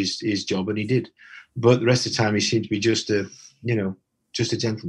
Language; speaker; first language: English; native; English